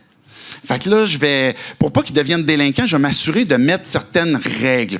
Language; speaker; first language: French; native; French